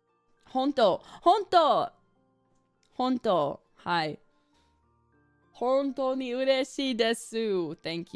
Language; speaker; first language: Japanese; non-native, learner; English